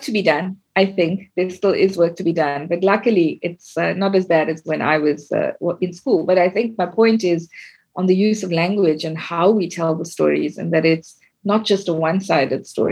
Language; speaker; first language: English; native; English